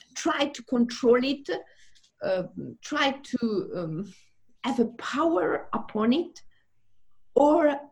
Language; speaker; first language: English; non-native, fluent; Italian